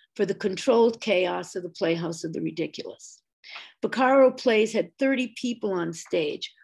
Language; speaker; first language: English; native; English